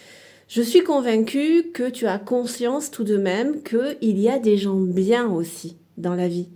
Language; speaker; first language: French; native; French